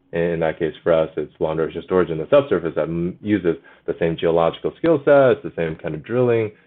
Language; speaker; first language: English; early bilingual, other home language; Chinese